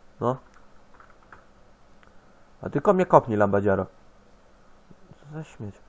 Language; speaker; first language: Polish; native; Polish